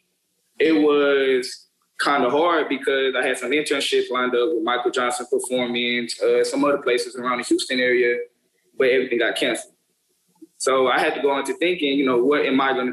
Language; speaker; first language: English; native; English